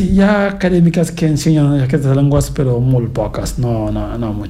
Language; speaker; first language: Catalan; non-native, fluent; Fula